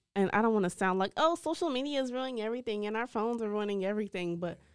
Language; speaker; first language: English; native; English